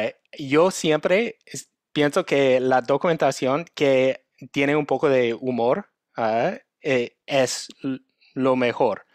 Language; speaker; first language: Spanish; non-native, fluent; English